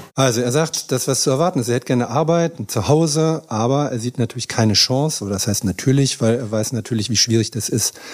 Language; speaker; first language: German; native; German